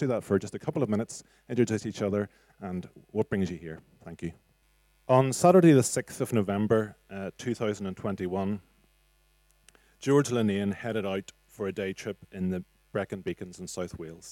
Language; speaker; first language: English; native; English